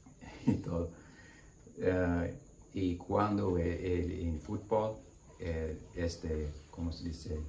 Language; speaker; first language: Spanish; non-native, learner; English